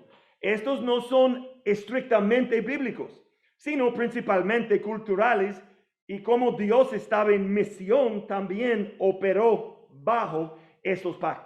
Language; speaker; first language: Spanish; non-native, learner; English